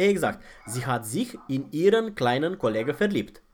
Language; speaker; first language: German; non-native, fluent; Romanian